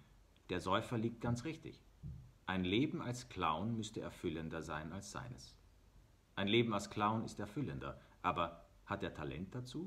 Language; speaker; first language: German; native; German